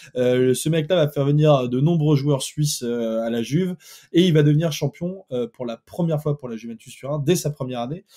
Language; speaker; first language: French; native; French